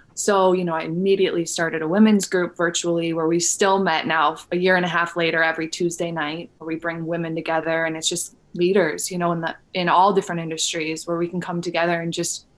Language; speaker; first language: English; native; English